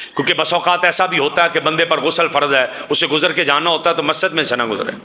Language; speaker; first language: Urdu; non-native, local second language; Punjabi